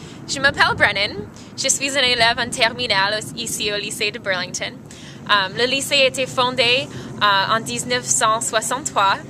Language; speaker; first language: French; non-native, fluent; English